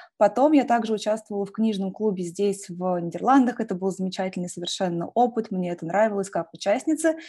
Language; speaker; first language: Russian; native; Russian